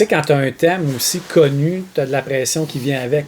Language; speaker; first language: French; native; French